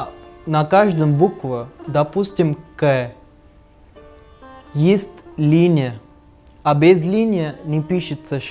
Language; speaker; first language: Russian; non-native, learner; Hindi